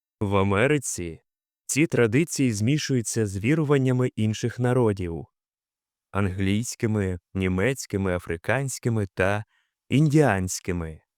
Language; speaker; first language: Ukrainian; native; Ukrainian